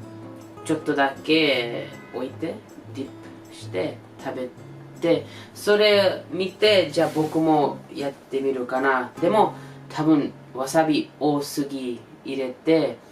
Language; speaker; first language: Japanese; non-native, learner; English